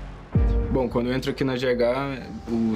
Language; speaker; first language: Portuguese; native; Portuguese